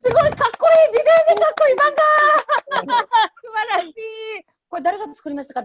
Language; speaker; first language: Japanese; non-native, fluent; Indonesian